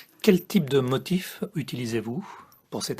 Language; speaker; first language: French; native; French